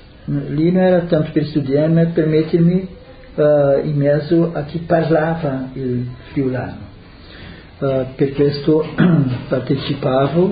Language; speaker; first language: Italian; early bilingual, heritage; Portuguese